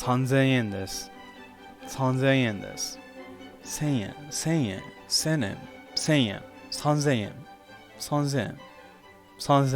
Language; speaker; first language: Japanese; non-native, learner; English